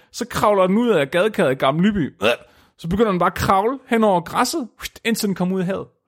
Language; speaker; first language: Danish; native; Danish